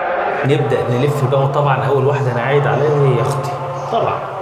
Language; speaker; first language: Arabic; native; Arabic